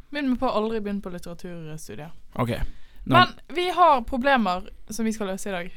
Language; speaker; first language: Norwegian; native; Norwegian